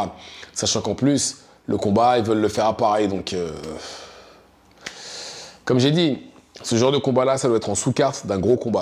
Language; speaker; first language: French; native; French